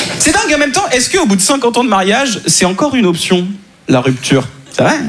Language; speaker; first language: French; native; French